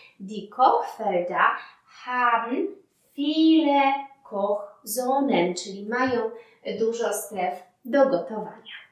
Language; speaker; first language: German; non-native, fluent; Polish